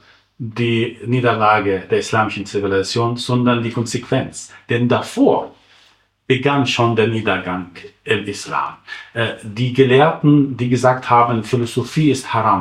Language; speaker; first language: German; non-native, fluent; Arabic